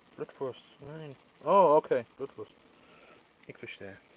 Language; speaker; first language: German; non-native, learner; English